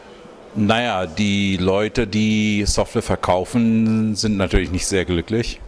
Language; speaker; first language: German; non-native, fluent; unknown